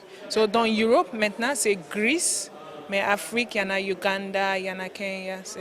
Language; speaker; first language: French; non-native, learner; English